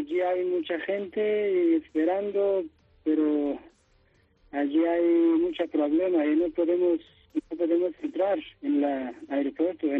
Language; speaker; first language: Spanish; non-native, fluent; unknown